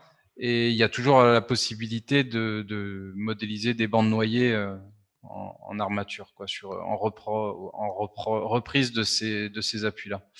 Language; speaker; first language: French; native; French